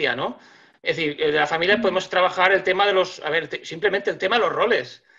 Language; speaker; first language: Spanish; native; Spanish